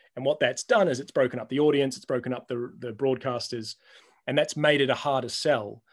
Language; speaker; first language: English; native; English